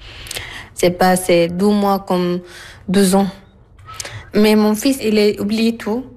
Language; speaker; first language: French; non-native, learner; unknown